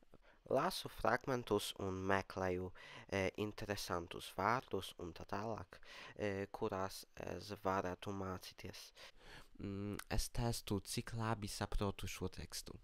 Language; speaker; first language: Latvian; non-native, learner; Polish